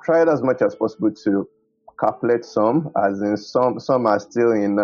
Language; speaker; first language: English; non-native, local second language; Yoruba